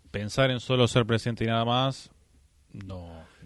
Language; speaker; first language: Spanish; native; Spanish